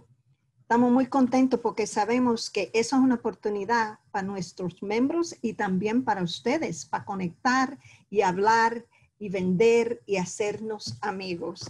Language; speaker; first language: Spanish; early bilingual, heritage; Spanish